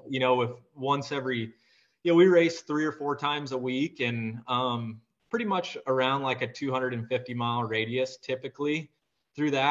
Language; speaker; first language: English; native; English